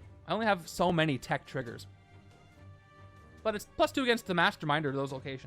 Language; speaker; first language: English; native; English